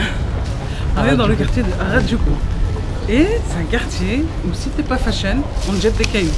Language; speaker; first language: French; native; French